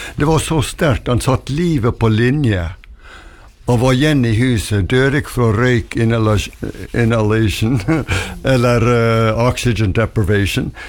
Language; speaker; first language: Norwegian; early bilingual, heritage; Norwegian